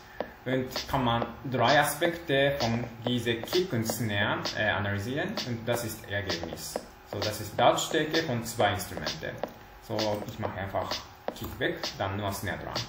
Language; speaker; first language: German; non-native, learner; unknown